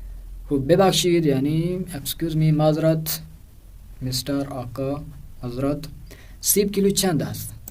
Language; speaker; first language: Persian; non-native, fluent; Urdu